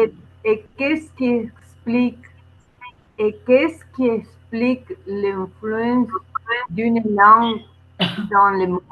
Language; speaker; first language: French; non-native, learner; Spanish